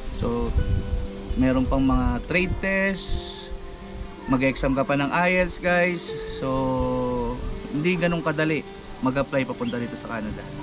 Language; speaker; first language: Filipino; native; Filipino